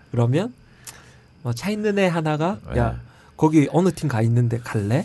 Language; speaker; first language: Korean; native; Korean